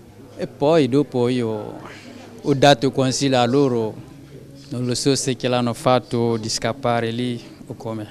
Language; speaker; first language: Italian; non-native, learner; French